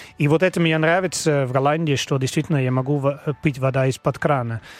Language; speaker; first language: Russian; non-native, learner; Dutch